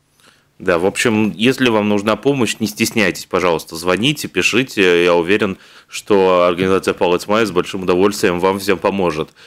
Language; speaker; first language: Russian; native; Russian